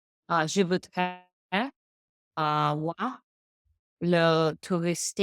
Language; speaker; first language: French; non-native, learner; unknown